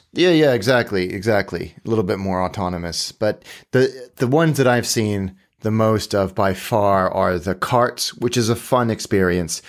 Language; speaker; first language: English; native; English